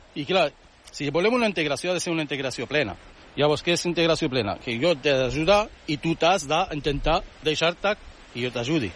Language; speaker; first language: Catalan; early bilingual, other home language; Arabic